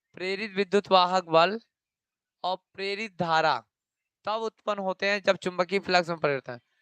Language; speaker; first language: Hindi; native; Hindi